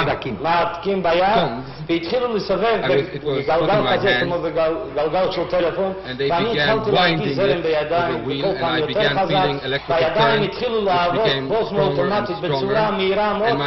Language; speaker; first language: Hebrew; non-native, fluent; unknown